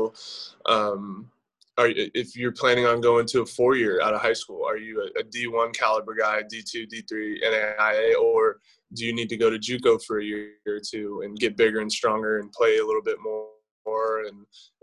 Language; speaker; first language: English; native; English